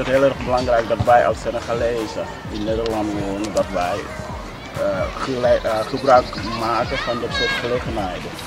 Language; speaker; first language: Dutch; non-native, fluent; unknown